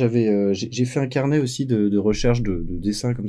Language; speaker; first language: French; native; French